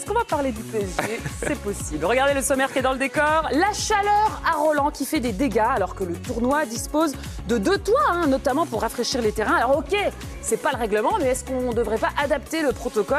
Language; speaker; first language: French; native; French